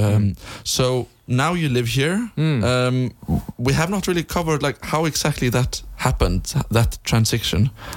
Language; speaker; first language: English; non-native, fluent; Icelandic